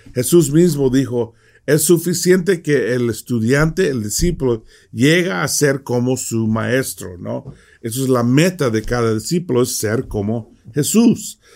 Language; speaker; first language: Spanish; early bilingual, heritage; Spanish